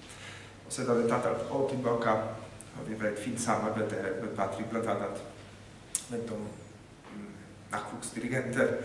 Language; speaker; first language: Swedish; non-native, fluent; Polish